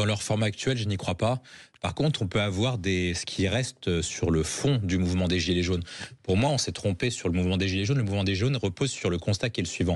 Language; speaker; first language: French; native; French